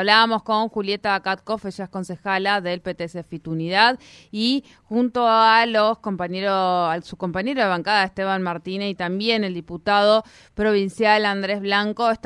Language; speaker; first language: Spanish; native; Spanish